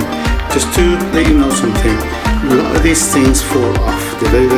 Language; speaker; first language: English; native; English